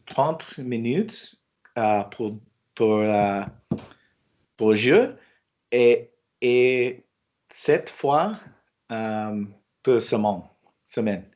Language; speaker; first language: French; non-native, learner; English